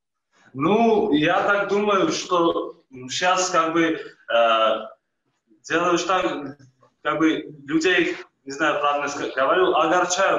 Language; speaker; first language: Russian; non-native, fluent; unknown